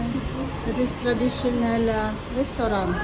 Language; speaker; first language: Dutch; non-native, learner; Filipino